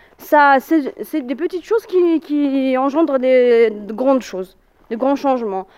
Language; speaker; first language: French; non-native, local second language; Arabic